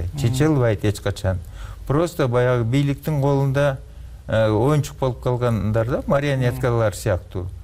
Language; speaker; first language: Kyrgyz; native; Kyrgyz